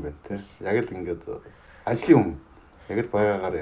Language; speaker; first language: Mongolian; native; Mongolian